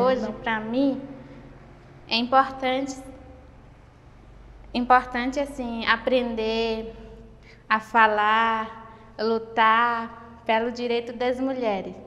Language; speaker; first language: Portuguese; non-native, local second language; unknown